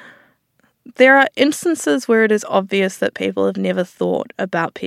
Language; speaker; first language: English; native; English